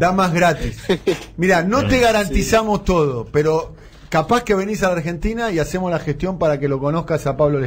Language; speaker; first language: Spanish; native; Spanish